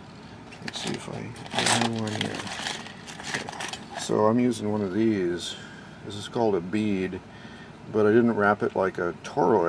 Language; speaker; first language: English; native; English